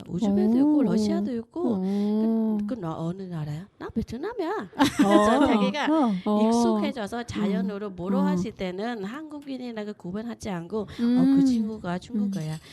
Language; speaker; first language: Korean; non-native, learner; Vietnamese